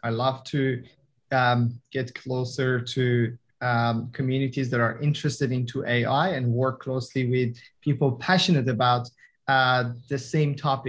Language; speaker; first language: English; non-native, fluent; Persian